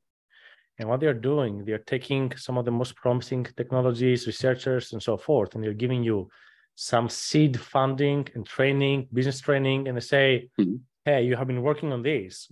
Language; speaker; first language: English; non-native, fluent; Greek